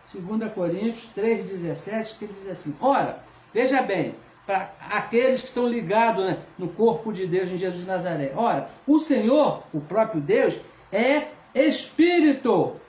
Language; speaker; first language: Portuguese; native; Portuguese